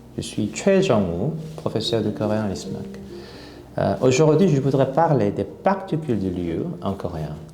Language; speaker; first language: French; non-native, fluent; Korean